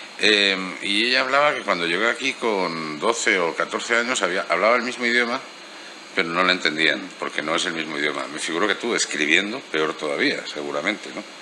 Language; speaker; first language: Spanish; native; Spanish